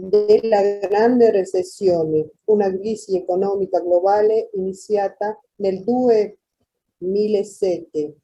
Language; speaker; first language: Italian; non-native, learner; Spanish